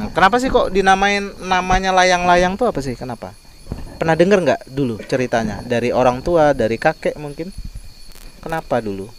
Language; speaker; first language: Indonesian; native; Indonesian